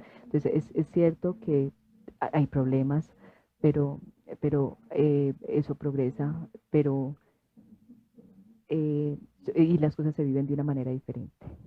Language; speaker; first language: Spanish; non-native, fluent; French